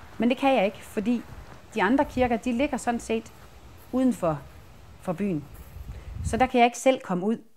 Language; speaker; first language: Danish; native; Danish